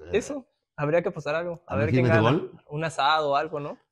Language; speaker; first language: Spanish; native; Spanish